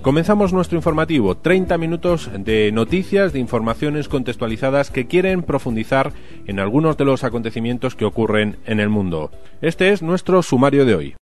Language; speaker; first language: Spanish; native; Spanish